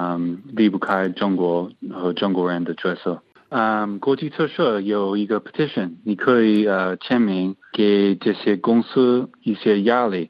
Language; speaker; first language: Chinese; non-native, fluent; English